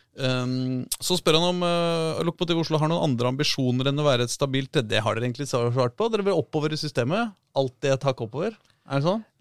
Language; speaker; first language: Norwegian; native; Norwegian